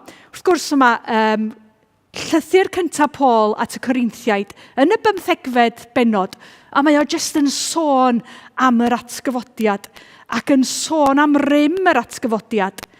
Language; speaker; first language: Welsh; native; Welsh